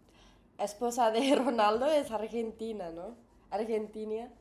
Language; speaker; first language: Spanish; non-native, learner; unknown